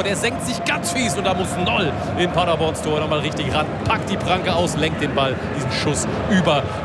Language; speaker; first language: German; native; German